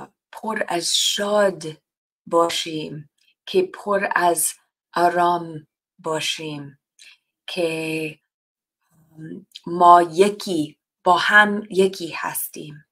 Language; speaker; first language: Persian; non-native, fluent; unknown